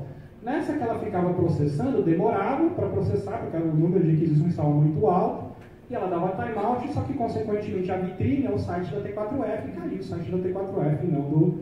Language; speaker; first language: Portuguese; native; Portuguese